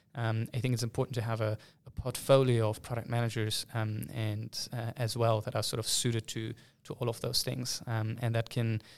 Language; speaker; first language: English; non-native, fluent; German